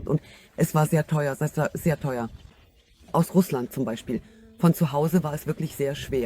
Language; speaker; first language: German; non-native, fluent; Russian